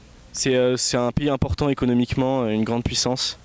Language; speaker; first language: French; native; French